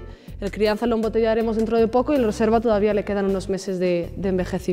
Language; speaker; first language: Spanish; native; Spanish